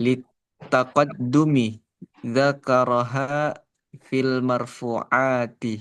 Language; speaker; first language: Arabic; non-native, fluent; Indonesian